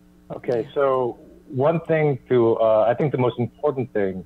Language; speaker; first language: English; early bilingual, other home language; Korean